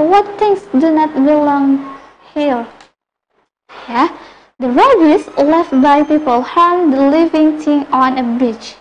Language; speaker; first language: English; non-native, local second language; Indonesian